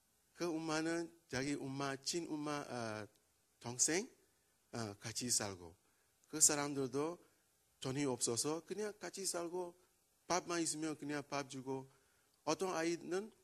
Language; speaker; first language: Korean; non-native, learner; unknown